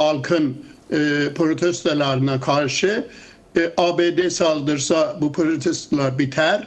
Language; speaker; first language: Turkish; non-native, fluent; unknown